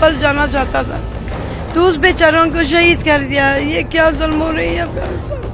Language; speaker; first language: Hindi; non-native, learner; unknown